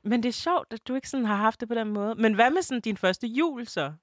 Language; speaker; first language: Danish; early bilingual, other home language; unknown